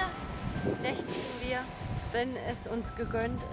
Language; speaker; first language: German; native; German